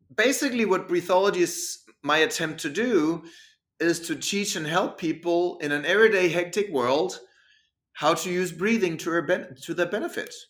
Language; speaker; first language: English; non-native, fluent; Danish